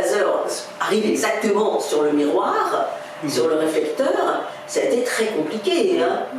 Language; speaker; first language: French; native; French